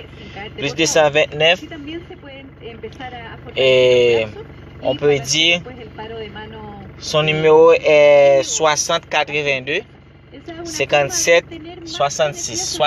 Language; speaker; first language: French; non-native, learner; Haitian Creole